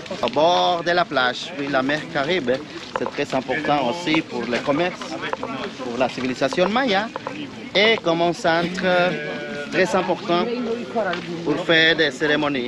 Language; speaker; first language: French; non-native, fluent; Spanish